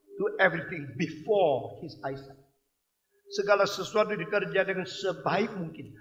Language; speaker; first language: Indonesian; non-native, fluent; Chinese